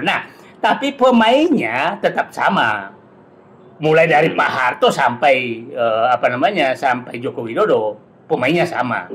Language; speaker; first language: Indonesian; native; Indonesian